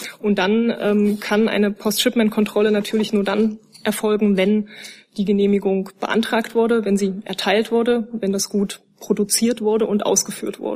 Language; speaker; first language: German; native; German